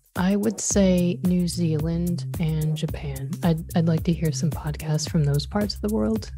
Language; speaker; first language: English; native; English